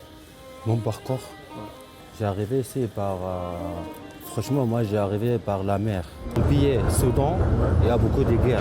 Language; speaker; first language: French; non-native, learner; Arabic